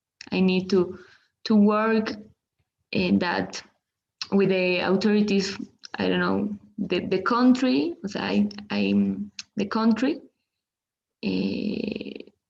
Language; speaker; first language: English; non-native, learner; Spanish